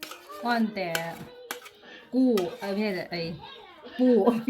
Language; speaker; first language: Finnish; non-native, learner; Thai